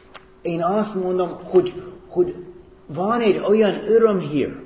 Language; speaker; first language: Hungarian; non-native, fluent; English